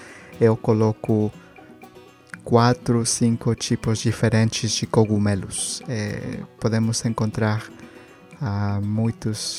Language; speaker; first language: Portuguese; non-native, learner; Spanish